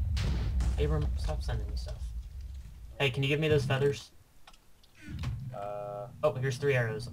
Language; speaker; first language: English; native; English